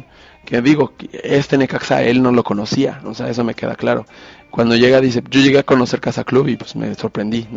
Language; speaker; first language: Spanish; native; Spanish